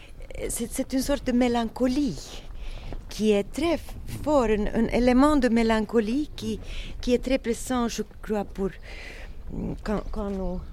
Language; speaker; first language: French; non-native, fluent; Swedish